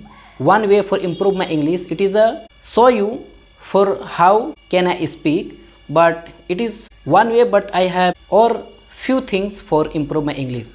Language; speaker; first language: English; non-native, learner; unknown